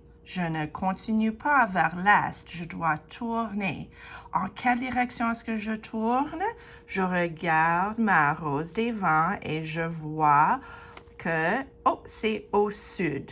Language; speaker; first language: French; non-native, fluent; English